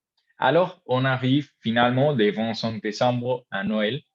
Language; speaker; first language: French; non-native, learner; Spanish